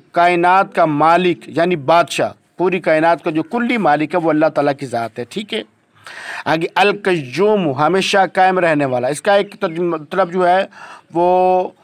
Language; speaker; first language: Urdu; native; Urdu